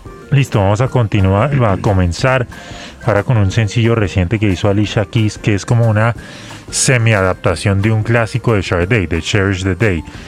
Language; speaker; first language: Spanish; native; Spanish